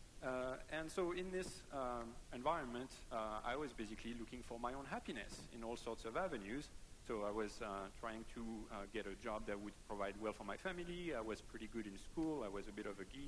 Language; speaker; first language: English; non-native, fluent; French